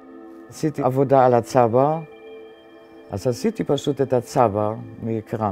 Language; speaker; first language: Hebrew; non-native, fluent; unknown